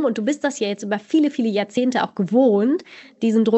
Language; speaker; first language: German; native; German